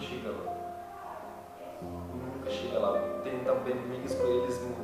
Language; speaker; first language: Portuguese; non-native, learner; Arabic